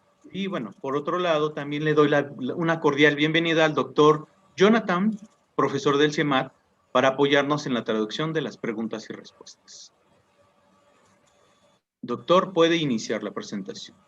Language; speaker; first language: Spanish; native; Spanish